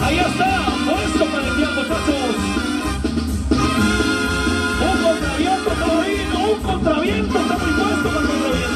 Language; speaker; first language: Spanish; native; Spanish